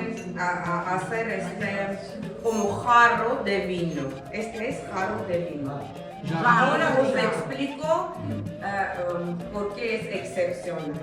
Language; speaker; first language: Spanish; non-native, fluent; Armenian